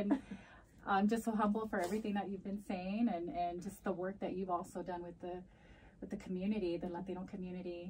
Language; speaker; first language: English; early bilingual, other home language; Spanish